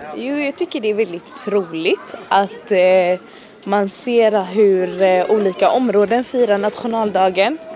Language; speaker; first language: Swedish; early bilingual, other home language; Arabic